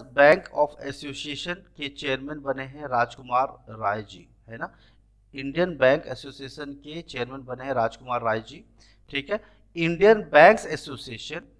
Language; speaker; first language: Hindi; native; Hindi